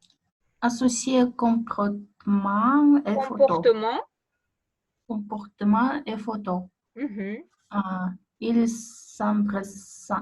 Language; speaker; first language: French; non-native, learner; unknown